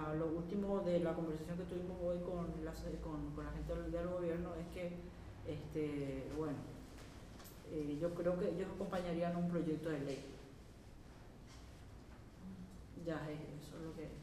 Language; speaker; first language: Spanish; native; Spanish